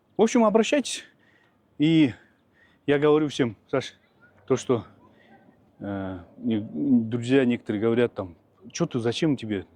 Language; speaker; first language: Russian; non-native, local second language; Kazakh